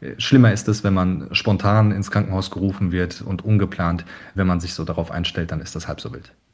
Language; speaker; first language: German; early bilingual, other home language; Turkish